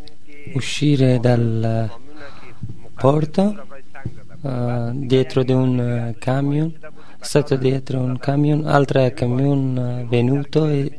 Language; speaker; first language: Italian; non-native, learner; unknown